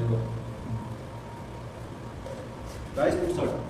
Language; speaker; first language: English; non-native, learner; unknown